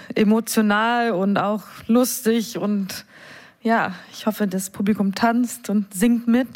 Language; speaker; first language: German; non-native, fluent; English